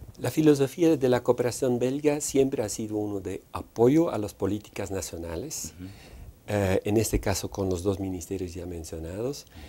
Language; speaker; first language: Spanish; non-native, fluent; Dutch